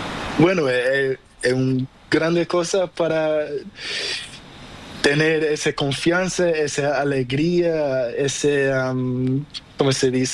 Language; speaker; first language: Spanish; non-native, learner; Portuguese